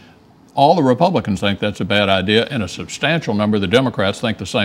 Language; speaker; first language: English; native; English